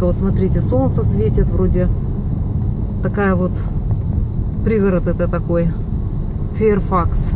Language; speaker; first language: Russian; native; Russian